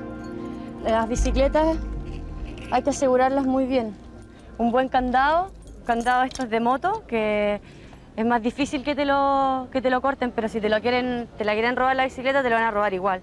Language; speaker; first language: Spanish; native; Spanish